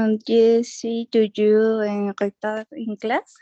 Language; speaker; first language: French; non-native, learner; Spanish